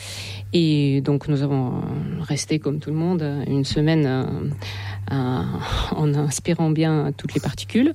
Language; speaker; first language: French; non-native, fluent; Russian